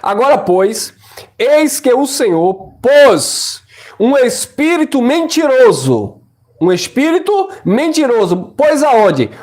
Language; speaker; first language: Portuguese; native; Portuguese